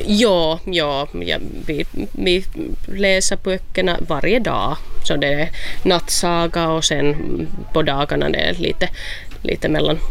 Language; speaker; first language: Swedish; non-native, local second language; Finnish